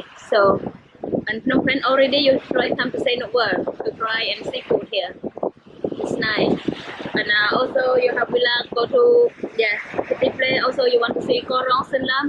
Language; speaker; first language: English; non-native, learner; Khmer